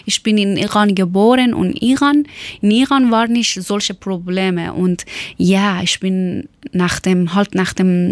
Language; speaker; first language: German; non-native, learner; Persian